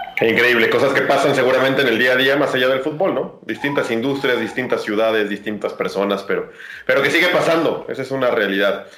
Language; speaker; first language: Spanish; native; Spanish